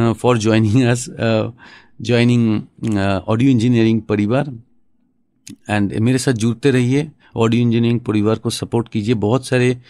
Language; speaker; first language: Hindi; non-native, local second language; Bangla